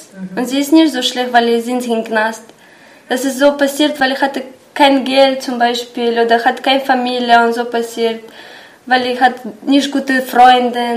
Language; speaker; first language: German; non-native, learner; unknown